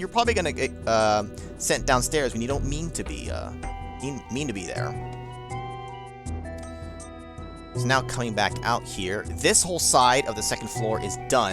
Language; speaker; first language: English; native; English